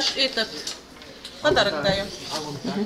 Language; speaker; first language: Russian; non-native, learner; Turkish